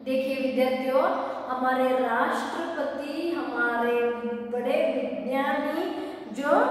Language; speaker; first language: Hindi; non-native, local second language; Kannada